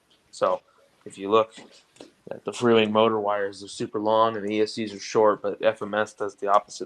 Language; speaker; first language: English; native; English